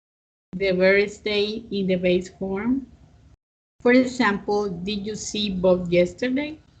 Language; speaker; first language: English; non-native, fluent; Spanish